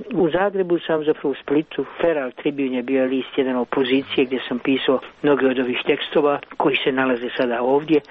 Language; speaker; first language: Croatian; native; Croatian